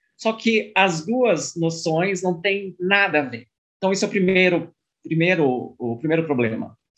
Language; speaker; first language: Portuguese; early bilingual, other home language; German